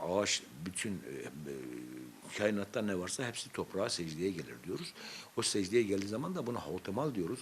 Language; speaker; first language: Turkish; non-native, local second language; Zaza